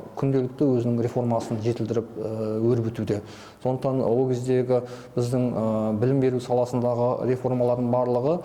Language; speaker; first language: Kazakh; native; Kazakh